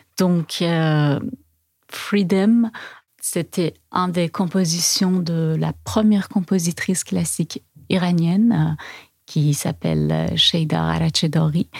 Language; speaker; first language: French; non-native, fluent; Persian